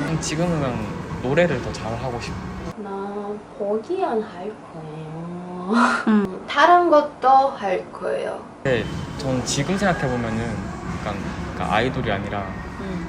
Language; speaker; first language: Korean; non-native, fluent; Thai